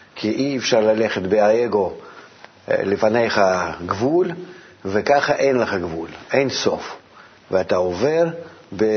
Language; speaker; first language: Hebrew; non-native, fluent; Russian